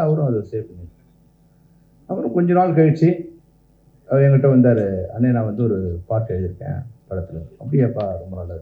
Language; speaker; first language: Tamil; native; Tamil